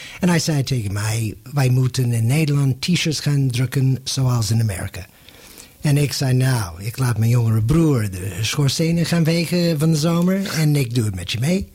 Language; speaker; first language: Dutch; non-native, fluent; English